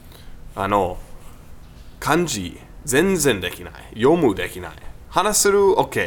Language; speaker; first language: Japanese; non-native, learner; English